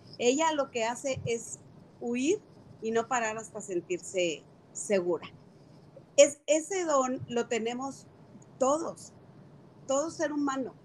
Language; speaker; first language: Spanish; native; Spanish